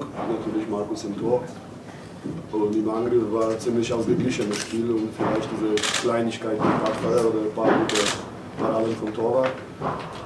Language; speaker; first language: German; non-native, fluent; Polish